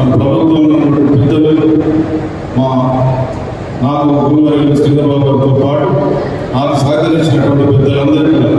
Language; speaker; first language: Telugu; native; Telugu